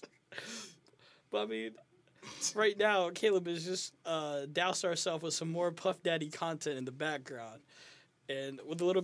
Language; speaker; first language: English; early bilingual, other home language; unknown